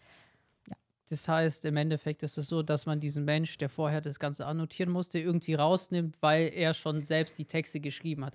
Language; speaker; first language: German; native; German